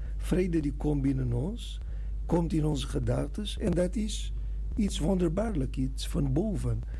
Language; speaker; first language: Dutch; non-native, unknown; Portuguese